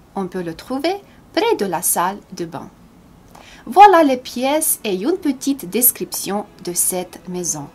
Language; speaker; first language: French; non-native, fluent; Romanian